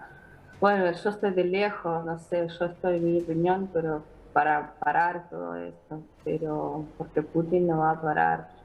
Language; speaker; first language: Spanish; non-native, fluent; Ukrainian